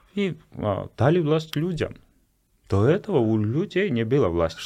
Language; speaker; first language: Russian; non-native, fluent; Georgian